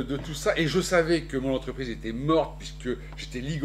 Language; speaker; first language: French; native; French